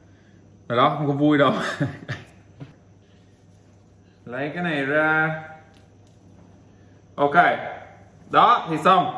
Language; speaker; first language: Vietnamese; non-native, fluent; English